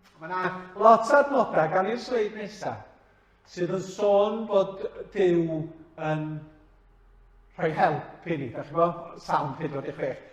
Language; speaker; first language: Welsh; native; Welsh